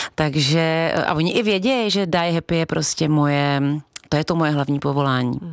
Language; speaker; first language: Czech; native; Czech